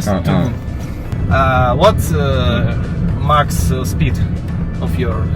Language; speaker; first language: English; non-native, learner; Russian